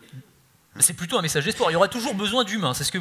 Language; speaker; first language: French; native; French